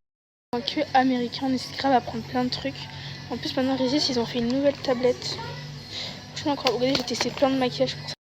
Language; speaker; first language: French; native; French